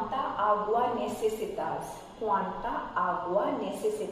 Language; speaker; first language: Spanish; non-native, fluent; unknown